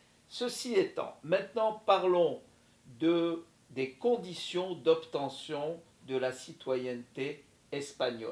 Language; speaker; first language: French; native; French